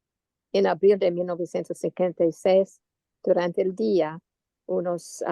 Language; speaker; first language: Spanish; non-native, learner; English